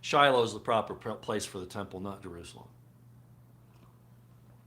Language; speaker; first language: English; native; English